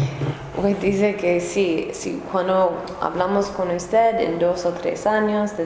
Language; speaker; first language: Spanish; non-native, learner; English